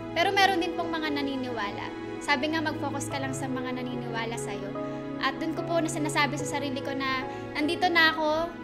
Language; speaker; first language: Filipino; native; Filipino